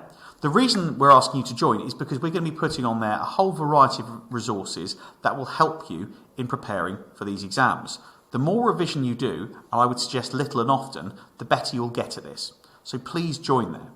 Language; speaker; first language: English; native; English